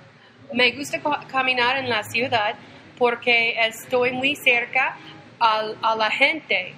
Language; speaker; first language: Spanish; non-native, fluent; English